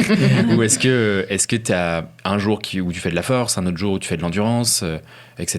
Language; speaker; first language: French; native; French